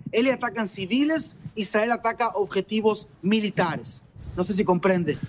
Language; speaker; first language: Portuguese; non-native, learner; Spanish